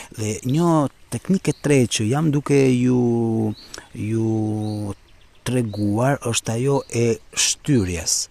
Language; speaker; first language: Albanian; early bilingual, heritage; Albanian